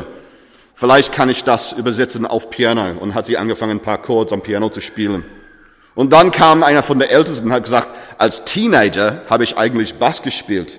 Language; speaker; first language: German; non-native, fluent; English